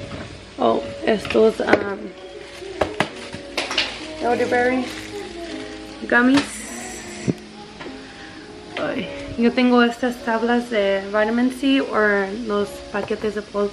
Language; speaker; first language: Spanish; early bilingual, heritage; Spanish